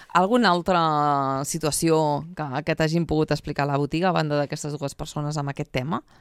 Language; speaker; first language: Catalan; native; Catalan